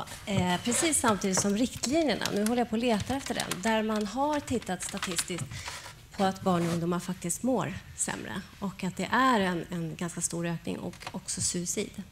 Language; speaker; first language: Swedish; native; Swedish